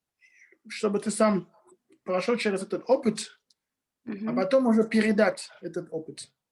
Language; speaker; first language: Russian; non-native, fluent; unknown